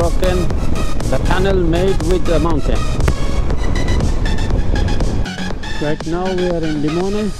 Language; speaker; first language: English; non-native, learner; Bangla